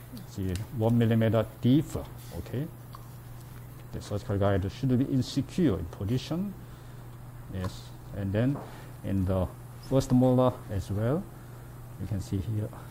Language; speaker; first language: English; non-native, fluent; Korean